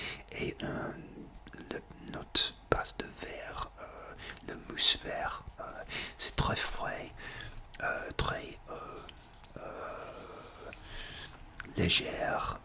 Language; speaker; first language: French; non-native, learner; English